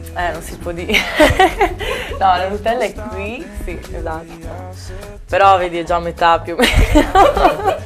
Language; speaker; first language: Italian; early bilingual, other home language; Albanian